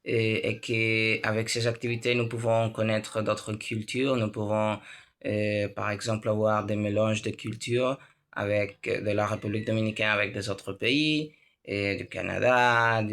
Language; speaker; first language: French; non-native, learner; Spanish